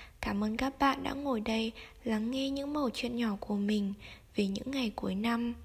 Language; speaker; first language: Vietnamese; native; Vietnamese